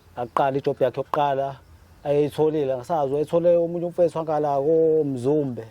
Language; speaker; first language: Zulu; native; Zulu